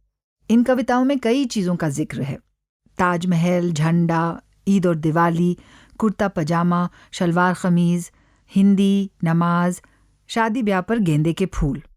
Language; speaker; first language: Hindi; native; Hindi